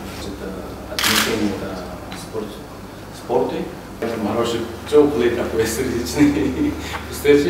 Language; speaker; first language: Russian; non-native, learner; Korean